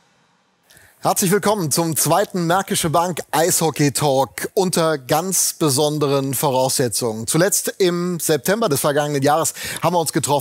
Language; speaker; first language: German; native; German